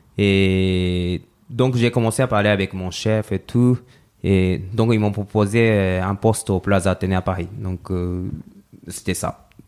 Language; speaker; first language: French; non-native, fluent; Japanese